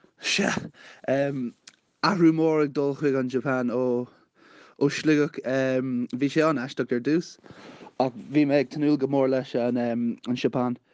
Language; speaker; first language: Irish; non-native, local second language; English